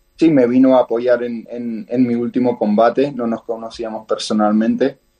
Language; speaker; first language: Spanish; non-native, fluent; Georgian